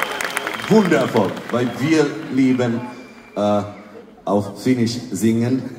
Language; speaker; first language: German; non-native, fluent; Finnish